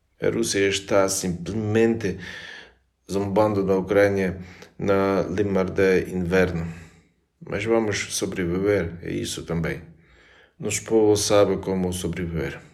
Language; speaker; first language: Portuguese; non-native, learner; Ukrainian